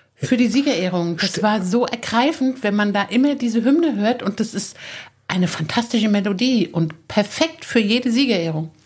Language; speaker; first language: German; native; German